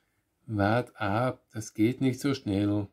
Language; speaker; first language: German; native; German